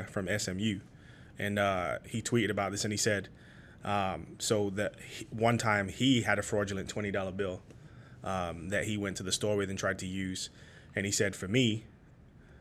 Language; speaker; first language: English; native; English